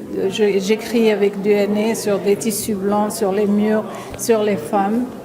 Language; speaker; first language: French; non-native, local second language; Arabic